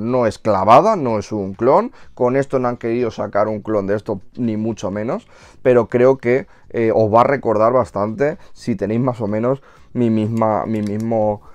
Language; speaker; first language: Spanish; native; Spanish